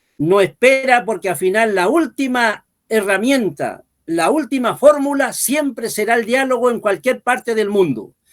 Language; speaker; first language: Spanish; non-native, local second language; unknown